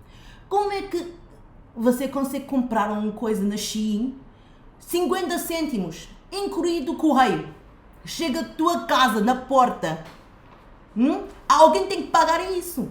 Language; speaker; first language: Portuguese; non-native, fluent; Chinese